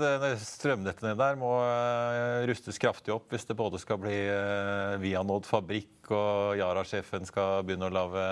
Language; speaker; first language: Norwegian; native; Norwegian